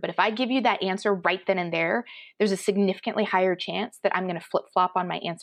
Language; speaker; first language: English; native; English